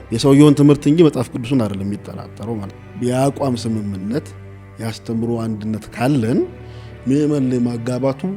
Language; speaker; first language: Amharic; native; Amharic